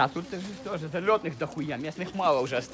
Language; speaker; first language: Russian; native; Russian